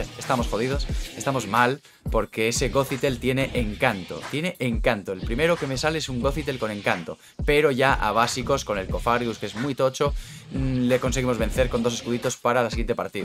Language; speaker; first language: Spanish; native; Spanish